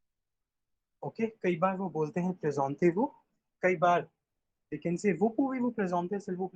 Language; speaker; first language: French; non-native, fluent; Hindi